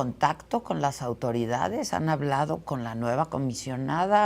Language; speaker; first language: Spanish; native; Spanish